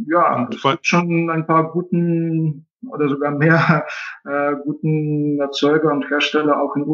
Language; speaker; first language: German; non-native, fluent; Russian